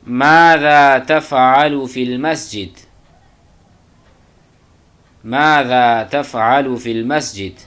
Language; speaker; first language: Arabic; non-native, fluent; Urdu